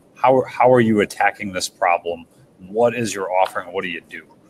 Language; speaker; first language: English; native; English